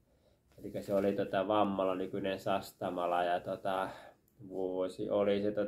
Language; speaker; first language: Finnish; native; Finnish